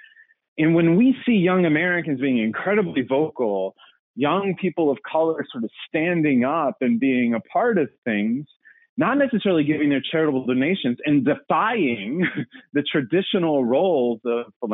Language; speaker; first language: English; native; English